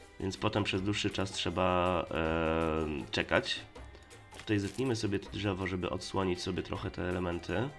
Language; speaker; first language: Polish; native; Polish